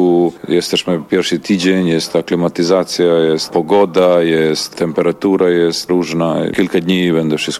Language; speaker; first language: Polish; non-native, learner; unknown